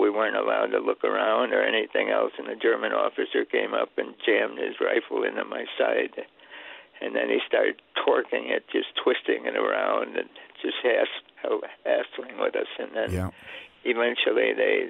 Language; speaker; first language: English; early bilingual, other home language; Swedish